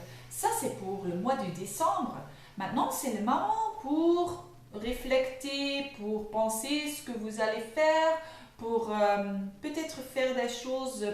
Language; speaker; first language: French; non-native, fluent; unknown